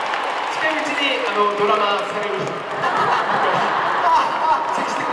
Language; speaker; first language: Japanese; non-native, fluent; Korean